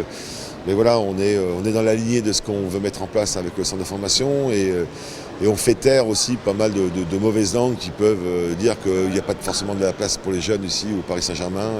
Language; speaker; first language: French; native; French